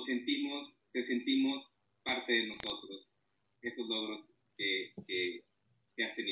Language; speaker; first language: Spanish; native; Spanish